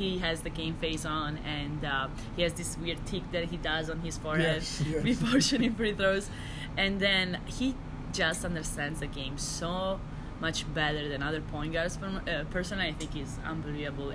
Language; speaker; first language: English; non-native, fluent; Italian